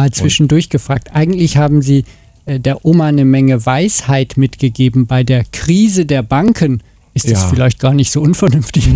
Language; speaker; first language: German; native; German